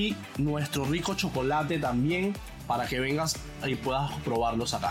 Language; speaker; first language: Spanish; native; Spanish